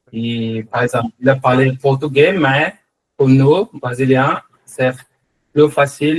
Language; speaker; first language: French; non-native, learner; Portuguese